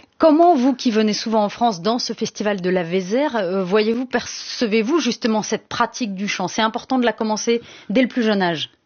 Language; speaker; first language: French; native; French